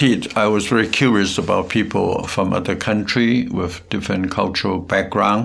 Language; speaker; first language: English; non-native, local second language; Cantonese